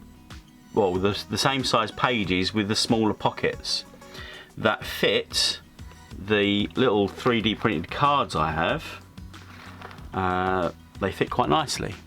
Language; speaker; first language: English; native; English